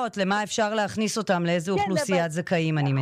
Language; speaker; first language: Hebrew; native; Hebrew